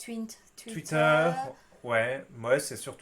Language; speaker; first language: French; native; French